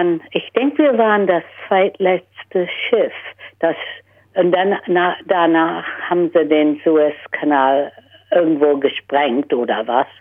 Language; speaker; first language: German; early bilingual, heritage; German